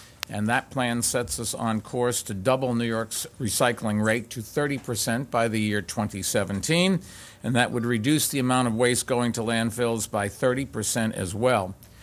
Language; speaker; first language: English; native; English